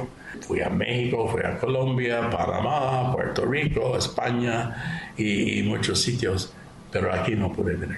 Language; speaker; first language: Spanish; non-native, fluent; English